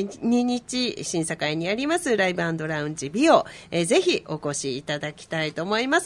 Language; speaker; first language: Japanese; native; Japanese